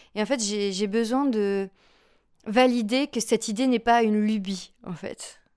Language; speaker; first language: French; native; French